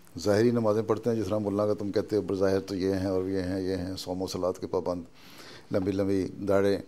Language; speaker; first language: Urdu; native; Urdu